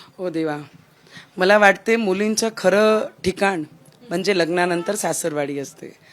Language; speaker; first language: Marathi; non-native, local second language; Punjabi